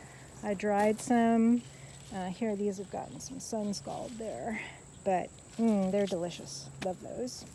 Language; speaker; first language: English; native; English